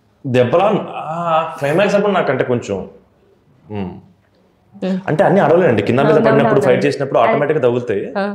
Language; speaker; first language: Telugu; native; Telugu